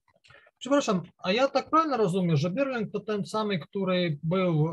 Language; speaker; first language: Polish; non-native, learner; Ukrainian